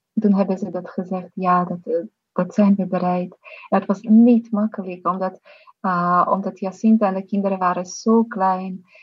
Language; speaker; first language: Dutch; non-native, fluent; Slovak